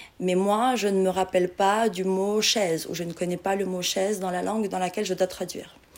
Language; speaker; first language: French; non-native, local second language; Arabic